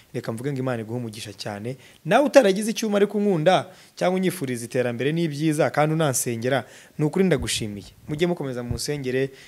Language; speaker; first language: Kinyarwanda; native; Kinyarwanda